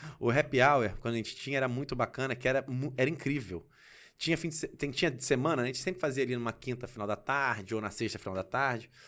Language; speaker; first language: Portuguese; native; Portuguese